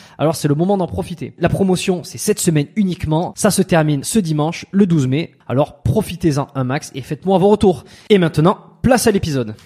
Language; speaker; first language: French; native; French